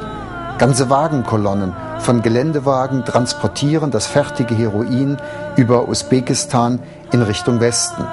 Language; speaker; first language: German; native; German